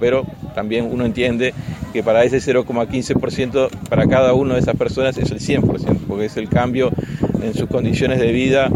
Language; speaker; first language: Spanish; native; Spanish